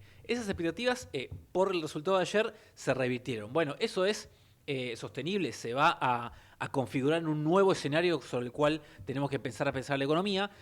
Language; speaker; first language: Spanish; native; Spanish